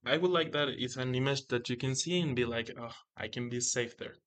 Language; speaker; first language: English; non-native, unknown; Spanish